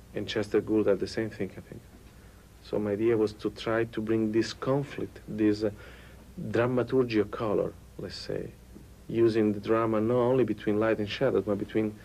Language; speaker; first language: English; non-native, fluent; Italian